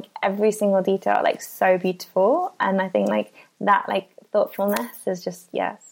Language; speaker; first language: English; native; English